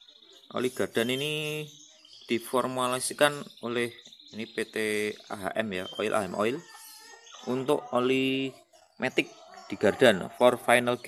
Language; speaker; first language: Indonesian; native; Indonesian